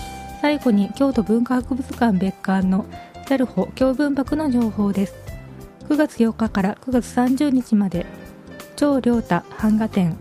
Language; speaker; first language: Japanese; native; Japanese